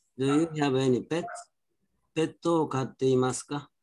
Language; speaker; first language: Japanese; native; Japanese